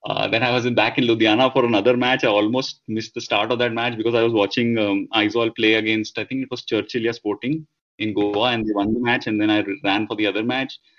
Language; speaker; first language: English; non-native, local second language; Hindi